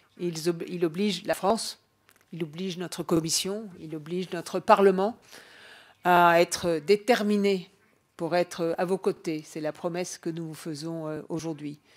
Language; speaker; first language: French; native; French